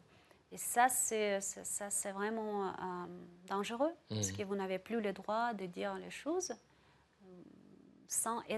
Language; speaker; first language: French; non-native, fluent; Russian